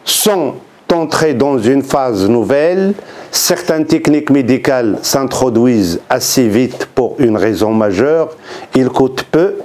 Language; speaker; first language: French; non-native, local second language; Arabic